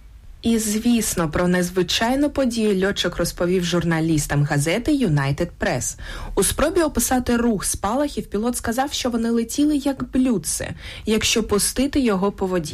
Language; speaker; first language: Ukrainian; native; Ukrainian